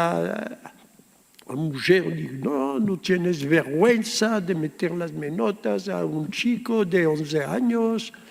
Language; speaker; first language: Spanish; early bilingual, heritage; French